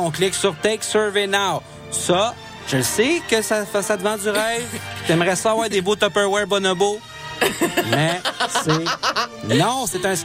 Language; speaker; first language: French; native; French